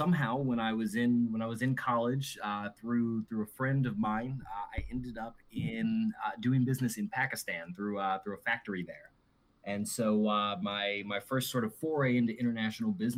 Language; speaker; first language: English; native; English